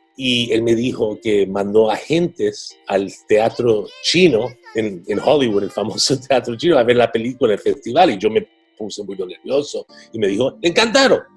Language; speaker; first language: Spanish; early bilingual, heritage; Spanish